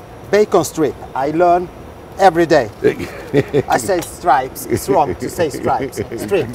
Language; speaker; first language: English; non-native, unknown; Swedish